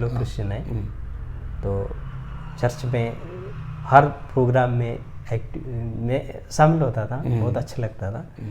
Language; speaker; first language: Hindi; non-native, local second language; Malayalam